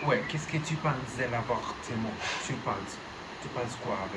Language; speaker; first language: French; non-native, learner; Spanish